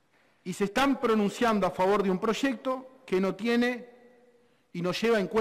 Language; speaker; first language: Spanish; native; Spanish